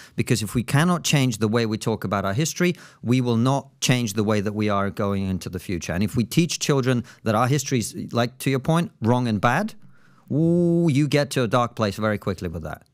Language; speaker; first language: English; non-native, fluent; Russian